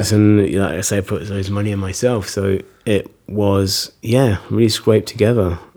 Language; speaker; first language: English; native; English